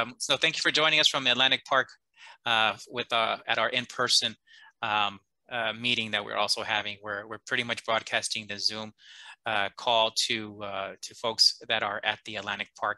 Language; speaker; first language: English; early bilingual, other home language; Spanish